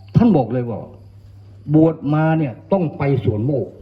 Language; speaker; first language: Thai; non-native, local second language; Northern Khmer